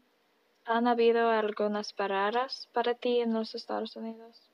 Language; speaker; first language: Spanish; early bilingual, heritage; Spanish